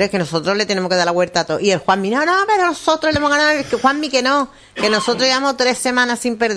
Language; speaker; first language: Spanish; native; Spanish